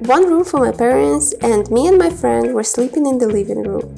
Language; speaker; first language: English; non-native, fluent; Kazakh